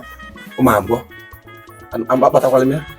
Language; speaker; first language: Igbo; native; Igbo